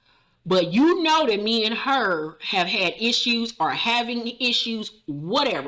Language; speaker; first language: English; native; English